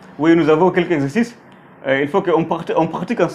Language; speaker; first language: French; non-native, fluent; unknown